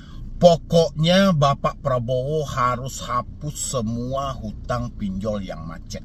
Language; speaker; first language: Indonesian; native; Indonesian